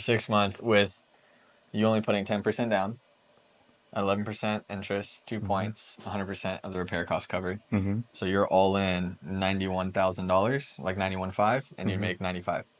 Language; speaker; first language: English; native; English